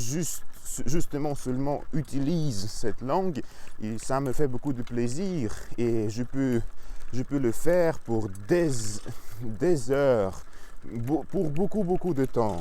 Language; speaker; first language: French; non-native, learner; Russian